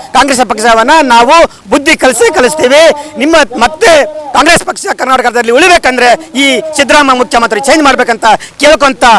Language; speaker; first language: Kannada; non-native, local second language; Lambadi